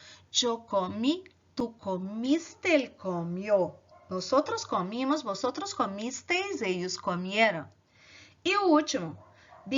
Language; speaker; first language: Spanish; non-native, learner; Portuguese